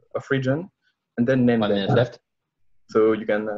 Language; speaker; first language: English; non-native, learner; French